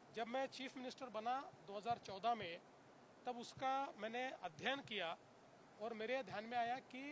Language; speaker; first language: Hindi; non-native, local second language; Marathi